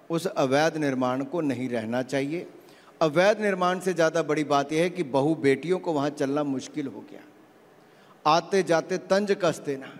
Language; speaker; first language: Hindi; native; Hindi